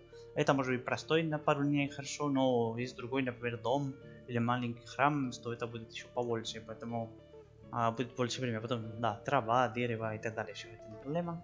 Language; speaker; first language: Russian; non-native, learner; Spanish